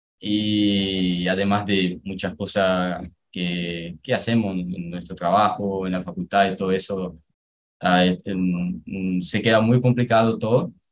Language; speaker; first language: Spanish; non-native, fluent; Portuguese